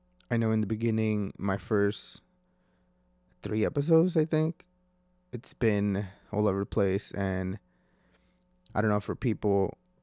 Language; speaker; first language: English; non-native, fluent; Spanish